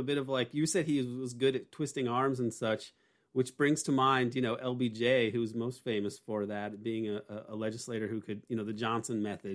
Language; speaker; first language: English; native; English